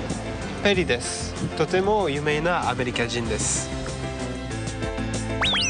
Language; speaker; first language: Japanese; non-native, learner; French